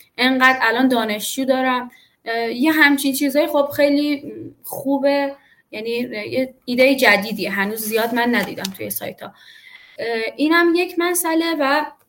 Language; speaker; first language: Persian; native; Persian